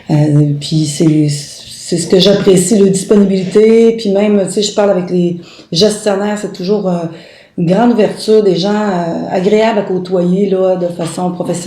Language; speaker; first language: French; native; French